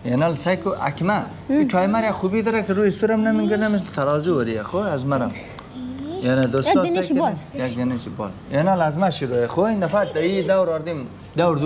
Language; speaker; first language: Persian; native; Persian